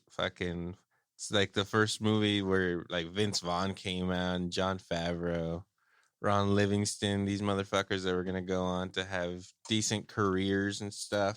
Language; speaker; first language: English; native; English